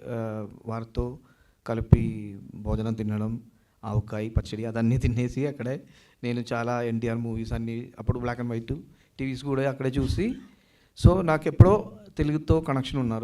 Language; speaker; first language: Telugu; non-native, local second language; Malayalam